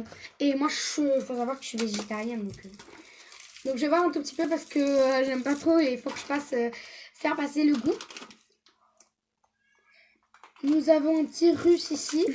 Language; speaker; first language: French; native; French